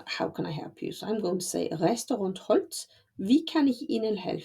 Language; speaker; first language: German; non-native, fluent; English